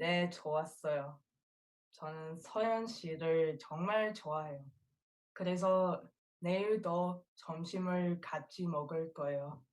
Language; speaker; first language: Korean; non-native, learner; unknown